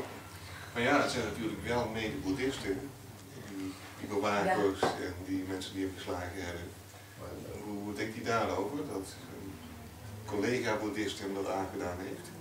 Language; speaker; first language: Dutch; native; Dutch